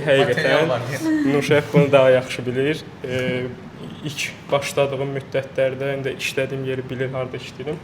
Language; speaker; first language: Azerbaijani; native; Azerbaijani